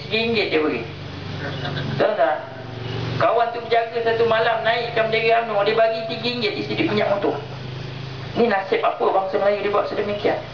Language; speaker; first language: Malay; native; Malay